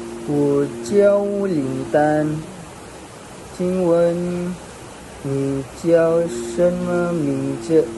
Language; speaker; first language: Chinese; non-native, learner; Malay